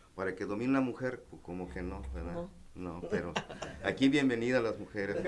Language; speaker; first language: Spanish; non-native, local second language; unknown